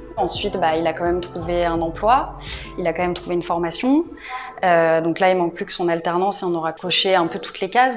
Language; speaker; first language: French; native; French